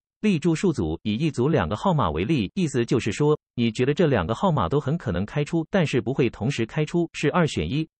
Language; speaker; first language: Chinese; native; Chinese